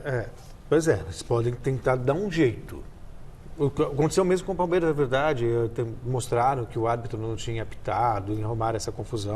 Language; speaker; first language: Portuguese; native; Portuguese